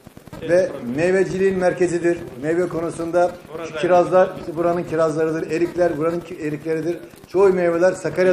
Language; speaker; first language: Turkish; native; Turkish